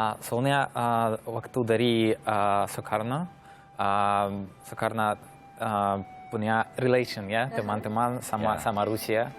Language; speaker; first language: Indonesian; non-native, learner; Russian